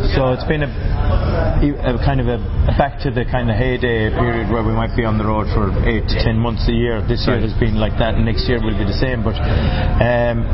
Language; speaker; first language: English; native; English